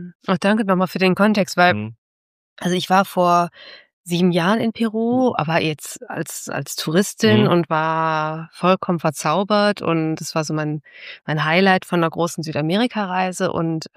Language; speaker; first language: German; native; German